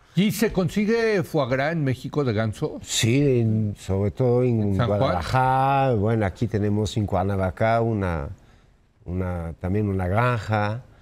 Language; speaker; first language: Spanish; non-native, fluent; French